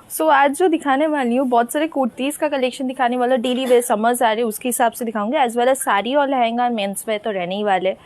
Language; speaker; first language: Hindi; non-native, local second language; Bangla